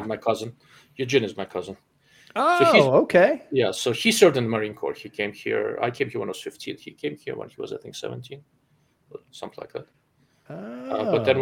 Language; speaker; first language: English; non-native, fluent; Russian